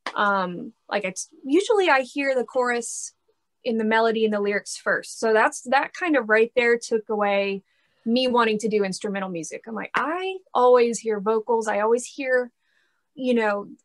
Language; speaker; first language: English; native; English